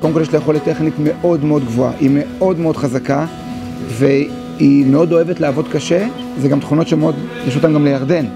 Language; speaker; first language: Hebrew; native; Hebrew